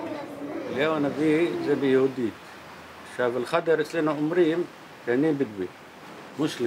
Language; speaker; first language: Hebrew; non-native, local second language; Arabic